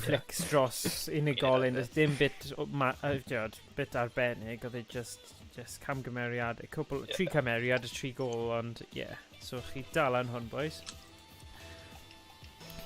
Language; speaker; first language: Welsh; non-native, local second language; English